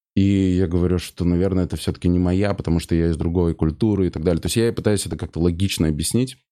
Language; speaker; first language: Russian; native; Russian